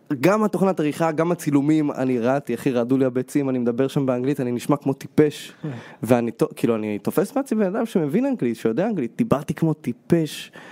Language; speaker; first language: Hebrew; early bilingual, other home language; Russian